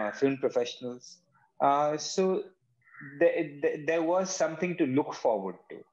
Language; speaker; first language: English; non-native, local second language; Hindi